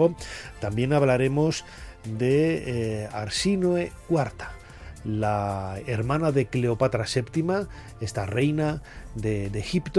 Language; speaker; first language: Spanish; native; Spanish